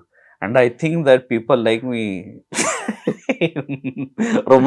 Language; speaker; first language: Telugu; non-native, learner; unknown